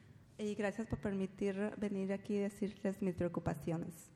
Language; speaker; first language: Spanish; native; Spanish